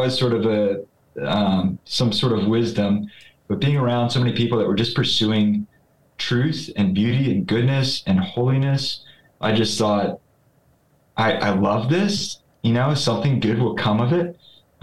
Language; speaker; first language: English; native; English